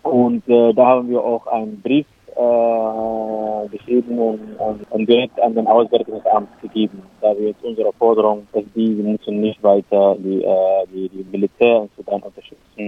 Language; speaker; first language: German; non-native, local second language; Arabic